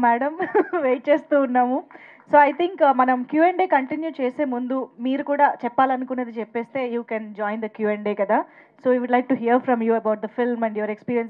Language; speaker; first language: Telugu; native; Telugu